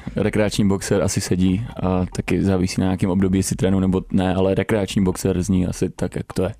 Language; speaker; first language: Czech; early bilingual, other home language; Romanian